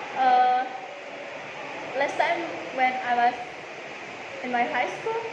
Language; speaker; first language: English; non-native, learner; Indonesian